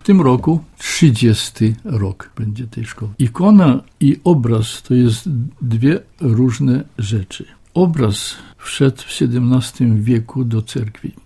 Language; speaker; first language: Polish; non-native, local second language; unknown